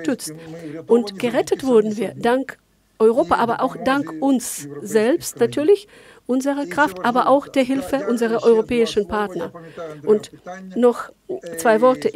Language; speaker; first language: German; non-native, fluent; Ukrainian